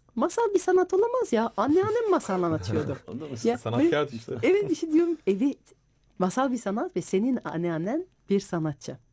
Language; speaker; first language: Turkish; non-native, fluent; French